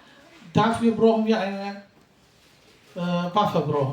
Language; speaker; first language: German; non-native, fluent; Tamil